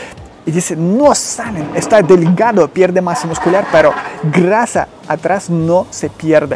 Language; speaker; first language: Spanish; non-native, fluent; Ukrainian